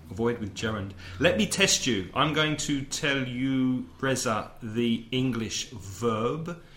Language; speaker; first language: English; native; English